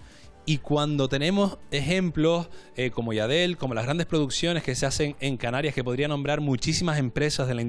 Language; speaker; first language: Spanish; native; Spanish